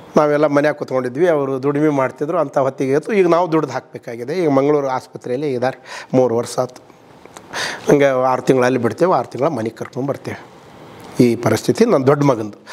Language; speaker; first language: Kannada; native; Kannada